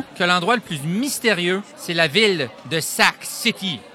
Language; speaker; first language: French; native; French